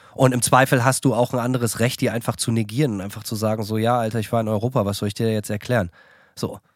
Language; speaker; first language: German; native; German